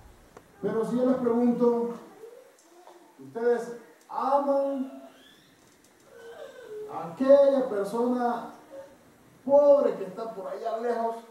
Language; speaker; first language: Spanish; non-native, fluent; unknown